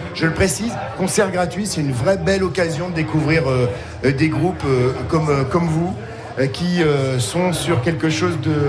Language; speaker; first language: French; native; French